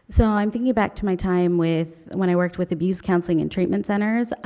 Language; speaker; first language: English; native; English